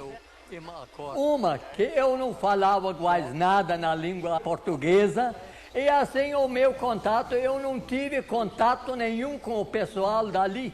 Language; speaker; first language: Portuguese; non-native, local second language; Low German